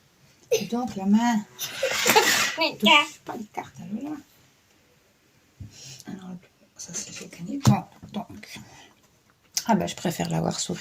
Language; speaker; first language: French; native; French